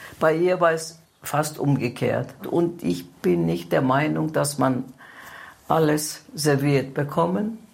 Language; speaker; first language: German; non-native, fluent; Greek